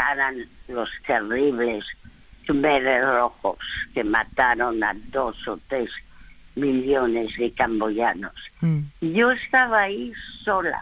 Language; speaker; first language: Spanish; early bilingual, other home language; French